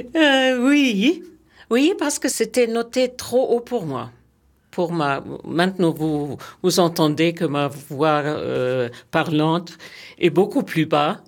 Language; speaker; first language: French; non-native, fluent; German